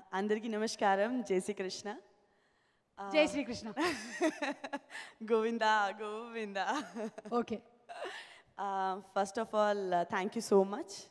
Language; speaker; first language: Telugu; non-native, learner; Gujarati